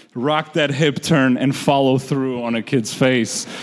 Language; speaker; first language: English; early bilingual, other home language; Georgian